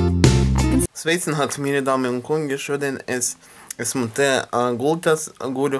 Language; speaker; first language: Latvian; non-native, local second language; Russian